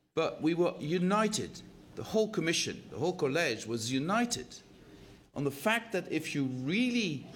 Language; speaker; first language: English; non-native, fluent; Dutch